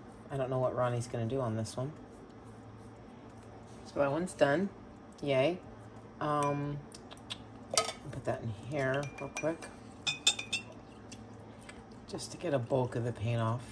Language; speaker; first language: English; native; English